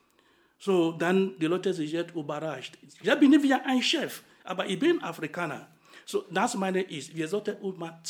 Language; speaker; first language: German; non-native, fluent; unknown